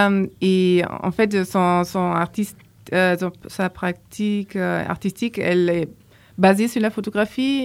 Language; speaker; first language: French; non-native, fluent; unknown